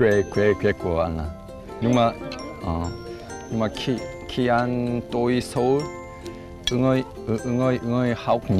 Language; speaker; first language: Vietnamese; non-native, learner; Korean